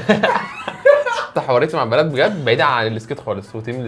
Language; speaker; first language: Arabic; native; Arabic